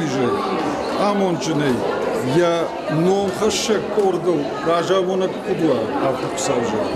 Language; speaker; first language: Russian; non-native, local second language; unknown